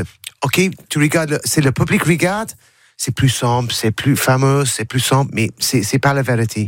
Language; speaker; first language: French; non-native, learner; English